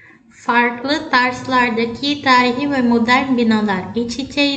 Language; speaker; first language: Turkish; non-native, fluent; Indonesian